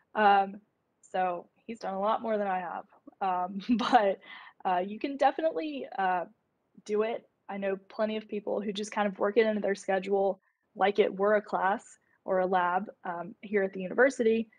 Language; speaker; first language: English; native; English